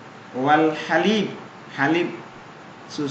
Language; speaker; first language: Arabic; non-native, fluent; Indonesian